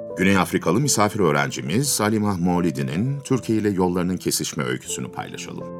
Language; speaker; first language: Turkish; native; Turkish